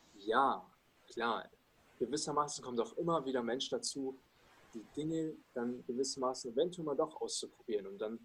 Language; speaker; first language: German; early bilingual, other home language; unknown